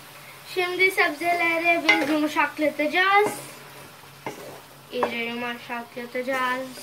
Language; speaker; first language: Turkish; non-native, learner; Urdu